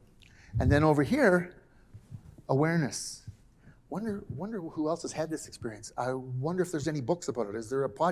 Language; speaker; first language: English; native; English